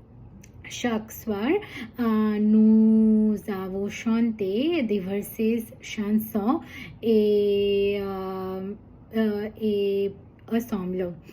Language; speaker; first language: French; non-native, learner; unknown